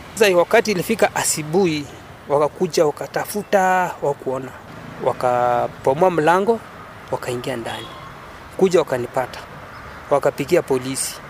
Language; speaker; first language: Swahili; non-native, local second language; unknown